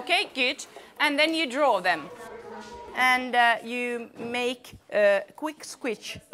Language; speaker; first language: English; non-native, fluent; Finnish